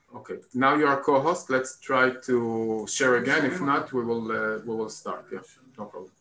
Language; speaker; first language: English; non-native, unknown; Hebrew